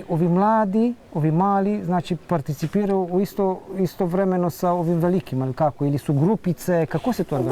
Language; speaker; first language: Bosnian; native; Bosnian